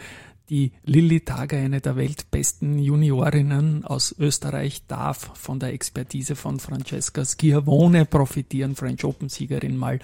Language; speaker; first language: German; native; German